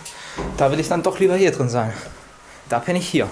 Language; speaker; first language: German; native; German